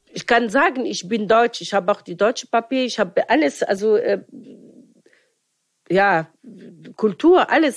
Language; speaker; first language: German; non-native, fluent; Arabic